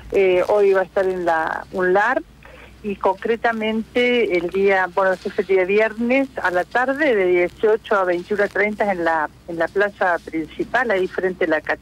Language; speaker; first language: Spanish; native; Spanish